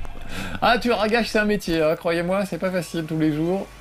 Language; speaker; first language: French; native; French